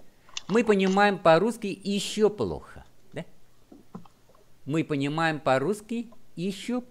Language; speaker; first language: Russian; non-native, fluent; Vietnamese